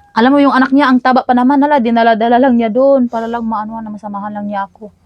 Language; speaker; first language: Filipino; non-native, local second language; Cebuano